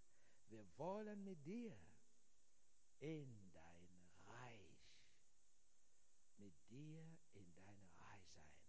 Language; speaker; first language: German; non-native, fluent; Igbo